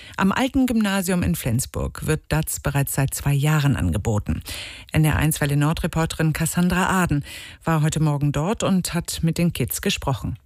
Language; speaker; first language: German; native; German